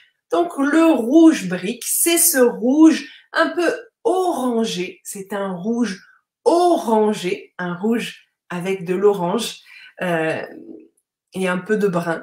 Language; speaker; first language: French; native; French